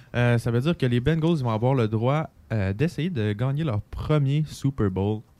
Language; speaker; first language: French; native; French